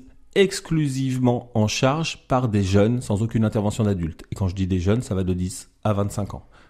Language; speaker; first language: French; native; French